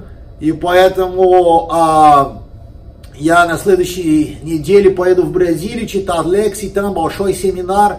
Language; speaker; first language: Russian; non-native, fluent; Portuguese